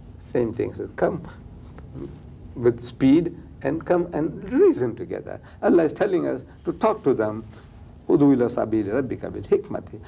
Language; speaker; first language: English; early bilingual, other home language; Gujarati